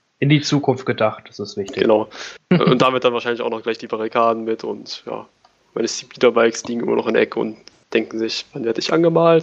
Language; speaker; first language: German; native; German